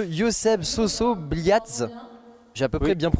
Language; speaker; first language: French; native; French